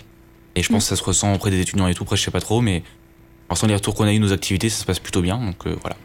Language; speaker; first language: French; native; French